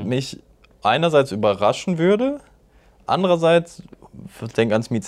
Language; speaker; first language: German; native; German